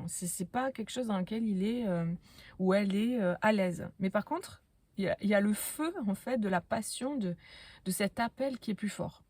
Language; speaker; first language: French; native; French